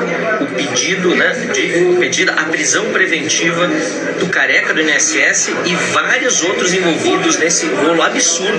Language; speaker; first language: Portuguese; native; Portuguese